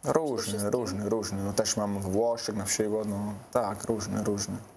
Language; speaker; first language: Polish; non-native, learner; Italian